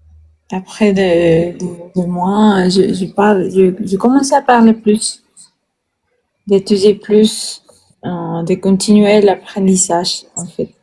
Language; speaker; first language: French; non-native, learner; Spanish